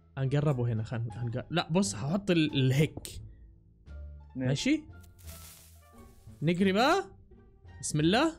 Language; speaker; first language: Arabic; native; Arabic